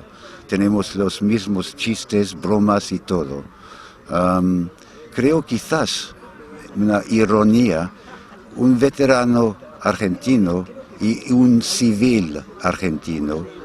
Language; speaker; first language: Spanish; non-native, fluent; English